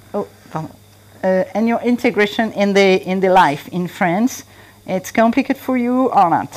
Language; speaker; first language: English; non-native, learner; French